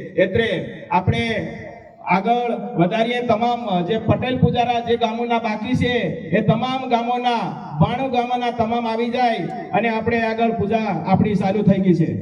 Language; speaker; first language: Gujarati; non-native, local second language; Bhili